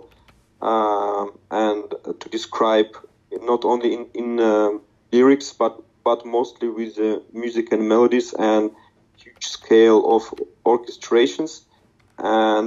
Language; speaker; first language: English; non-native, learner; Russian